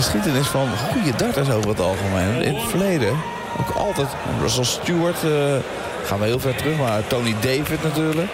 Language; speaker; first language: Dutch; native; Dutch